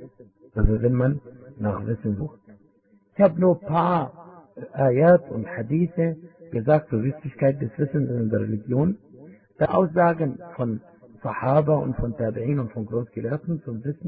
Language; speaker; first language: German; non-native, fluent; Arabic